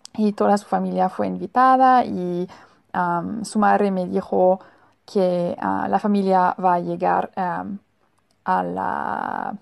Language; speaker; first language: Spanish; non-native, fluent; German